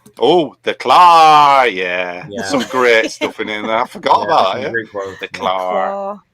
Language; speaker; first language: English; native; English